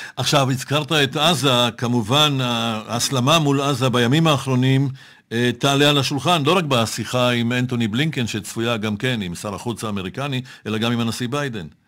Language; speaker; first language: Hebrew; native; Hebrew